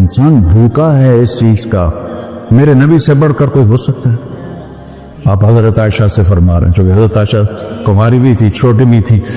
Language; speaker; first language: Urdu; non-native, local second language; Punjabi